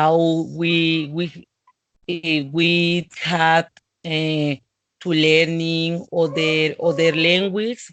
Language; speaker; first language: English; non-native, learner; Spanish